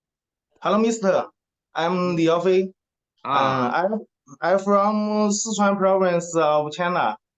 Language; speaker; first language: English; non-native, learner; Chinese